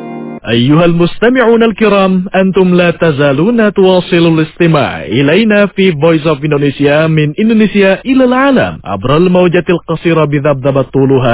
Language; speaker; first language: Arabic; non-native, fluent; Indonesian